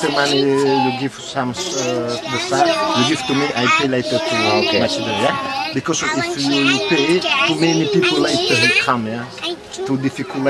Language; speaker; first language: English; non-native, learner; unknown